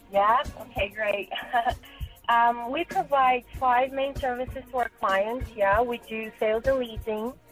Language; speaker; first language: English; non-native, fluent; Portuguese